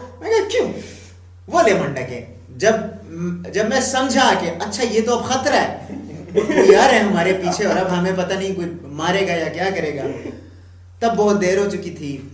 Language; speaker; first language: Urdu; non-native, local second language; Pashto